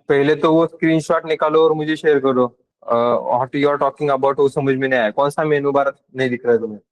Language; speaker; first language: Hindi; non-native, local second language; Marathi